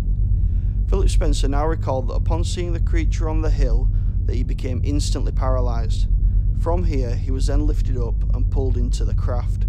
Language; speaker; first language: English; native; English